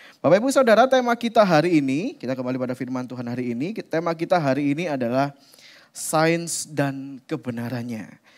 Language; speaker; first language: Indonesian; native; Indonesian